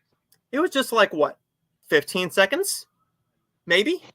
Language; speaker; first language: English; native; English